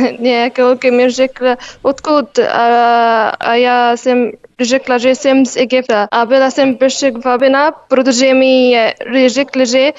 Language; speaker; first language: Czech; non-native, learner; Arabic